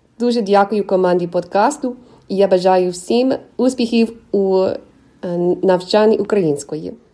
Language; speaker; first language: Ukrainian; non-native, fluent; English